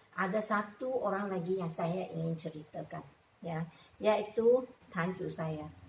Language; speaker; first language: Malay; non-native, local second language; Chinese